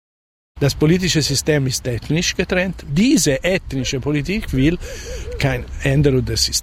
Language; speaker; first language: German; non-native, fluent; Italian